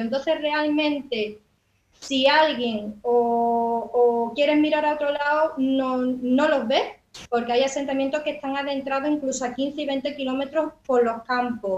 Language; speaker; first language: Spanish; native; Spanish